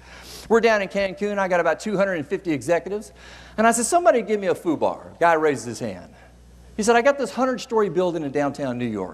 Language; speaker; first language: English; native; English